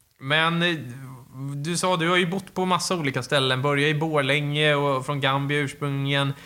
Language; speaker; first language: Swedish; native; Swedish